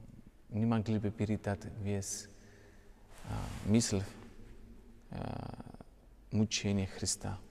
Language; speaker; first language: Russian; non-native, fluent; Greek